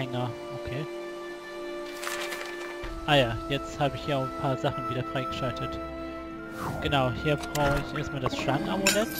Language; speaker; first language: German; native; German